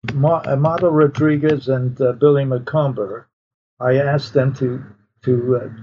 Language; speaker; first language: English; early bilingual, other home language; Polish